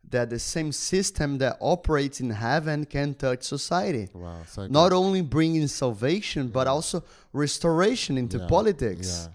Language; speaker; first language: English; non-native, fluent; Portuguese